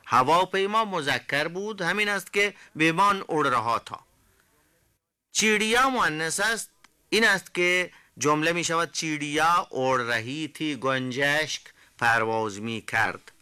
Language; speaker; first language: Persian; non-native, fluent; Hindi